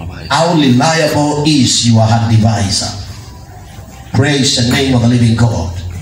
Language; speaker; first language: English; non-native, local second language; Kamba